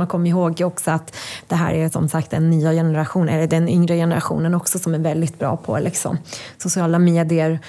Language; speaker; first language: Swedish; non-native, fluent; Persian